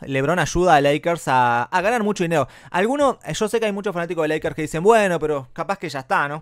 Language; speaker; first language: Spanish; native; Spanish